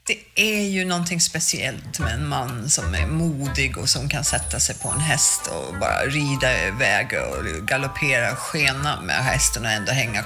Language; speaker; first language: Swedish; native; Swedish